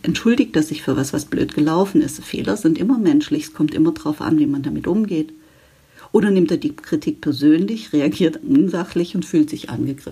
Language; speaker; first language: German; native; German